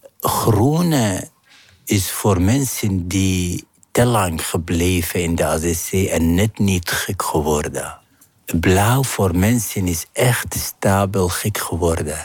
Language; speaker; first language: Dutch; non-native, fluent; Arabic